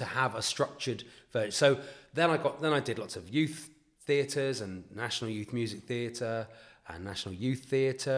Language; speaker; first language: English; native; English